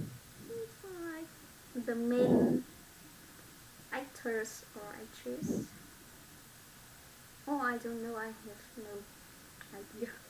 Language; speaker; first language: English; non-native, learner; Vietnamese